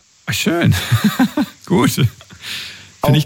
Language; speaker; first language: German; native; German